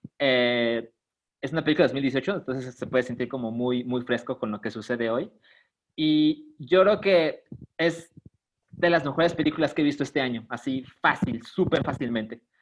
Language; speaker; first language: Spanish; native; Spanish